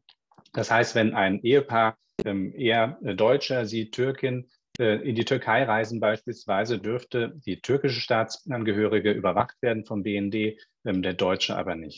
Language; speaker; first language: German; native; German